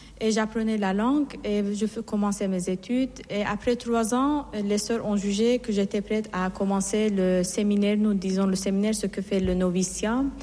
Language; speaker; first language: French; non-native, fluent; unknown